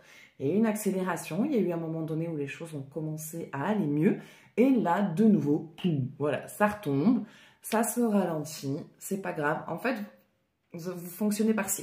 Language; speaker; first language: French; native; French